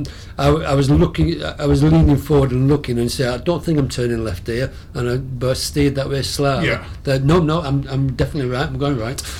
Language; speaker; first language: English; native; English